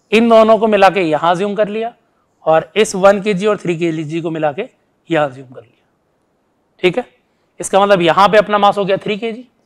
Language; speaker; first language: Hindi; native; Hindi